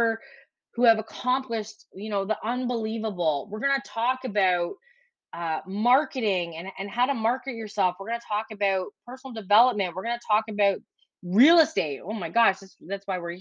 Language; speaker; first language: English; native; English